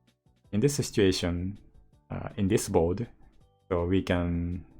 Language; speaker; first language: English; non-native, learner; Japanese